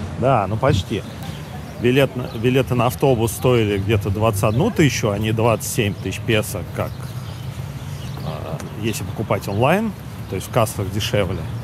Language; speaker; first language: Russian; native; Russian